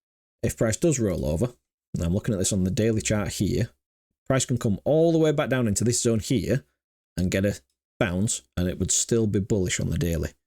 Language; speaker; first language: English; native; English